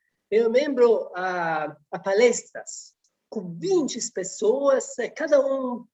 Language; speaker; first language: Portuguese; non-native, fluent; Italian